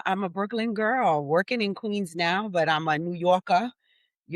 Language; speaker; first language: English; native; English